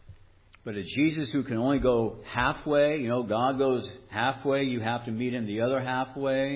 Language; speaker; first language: English; native; English